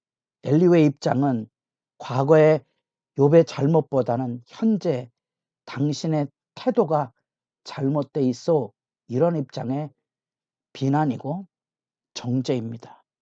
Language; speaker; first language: Korean; native; Korean